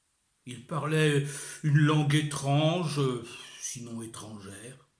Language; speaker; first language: French; native; French